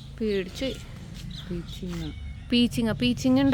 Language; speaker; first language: Malayalam; native; Malayalam